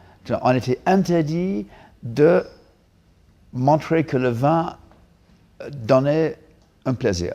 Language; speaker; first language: French; non-native, fluent; English